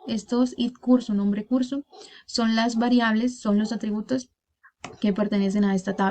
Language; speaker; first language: Spanish; native; Spanish